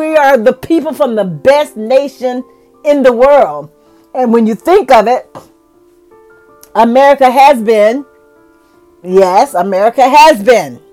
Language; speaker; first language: English; native; English